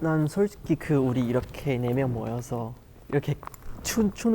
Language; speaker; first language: Korean; non-native, fluent; Chinese